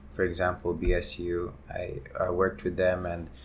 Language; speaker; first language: English; early bilingual, other home language; Hindi